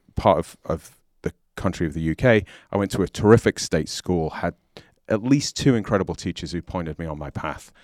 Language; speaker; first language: English; native; English